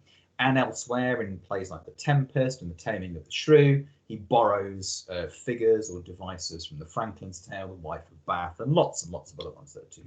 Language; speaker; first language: English; native; English